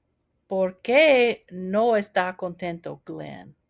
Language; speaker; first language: Spanish; non-native, fluent; English